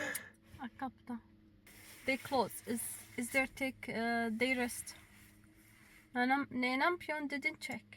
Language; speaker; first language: English; non-native, learner; Arabic